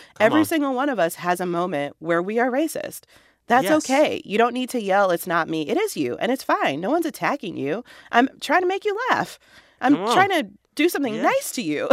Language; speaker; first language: English; native; English